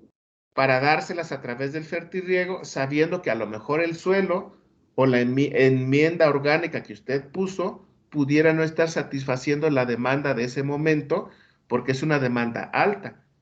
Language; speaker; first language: Spanish; native; Spanish